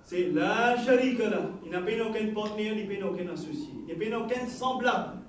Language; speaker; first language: French; non-native, local second language; Haitian Creole